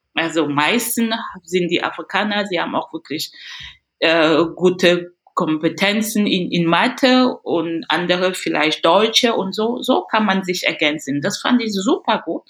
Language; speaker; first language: German; non-native, fluent; French